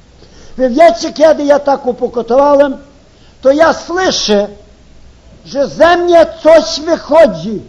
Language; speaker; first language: Polish; early bilingual, heritage; Ukrainian